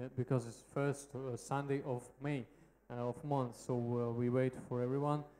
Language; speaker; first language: English; non-native, fluent; Russian